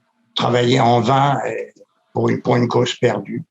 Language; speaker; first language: French; native; French